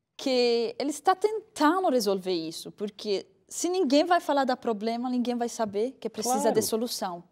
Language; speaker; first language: Portuguese; non-native, fluent; Arabic